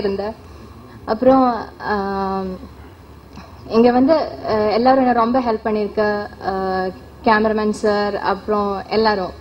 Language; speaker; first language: Tamil; non-native, learner; Malayalam